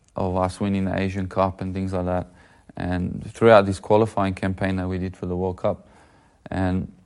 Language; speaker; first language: English; native; English